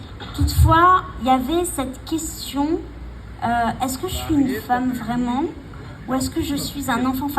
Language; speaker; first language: French; native; French